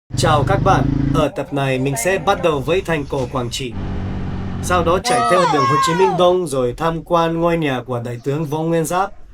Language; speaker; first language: Vietnamese; non-native, fluent; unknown